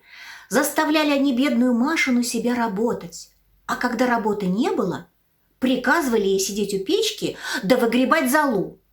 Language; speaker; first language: Russian; native; Russian